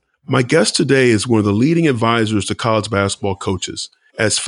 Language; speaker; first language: English; native; English